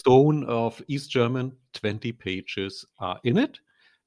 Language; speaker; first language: English; non-native, learner; German